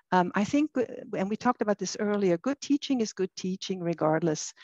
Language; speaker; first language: English; non-native, fluent; German